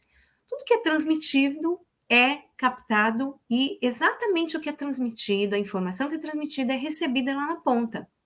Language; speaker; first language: Portuguese; native; Portuguese